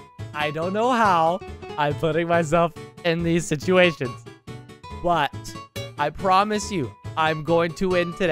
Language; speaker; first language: English; native; English